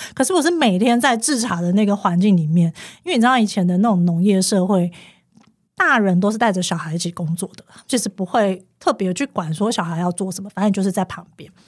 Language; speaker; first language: Chinese; native; Chinese